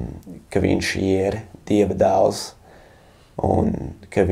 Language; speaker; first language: Latvian; non-native, fluent; English